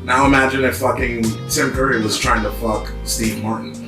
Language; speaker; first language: English; native; English